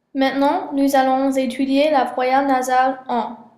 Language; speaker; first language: French; non-native, learner; English